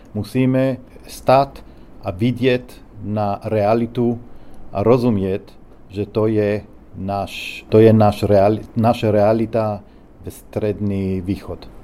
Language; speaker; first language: Czech; non-native, learner; Hebrew